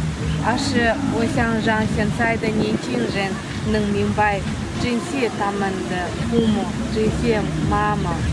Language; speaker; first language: Chinese; non-native, fluent; Kyrgyz